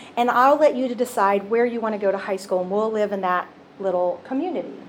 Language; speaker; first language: English; native; English